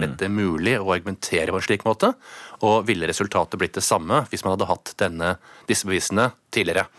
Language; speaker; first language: Norwegian; native; Norwegian